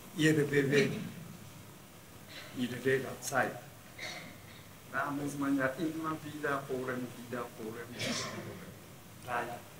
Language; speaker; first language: German; non-native, learner; Japanese